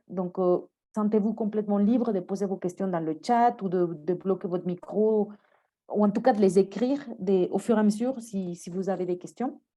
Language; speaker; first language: French; non-native, fluent; Spanish